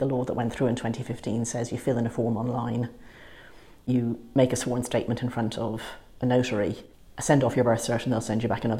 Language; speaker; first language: English; native; English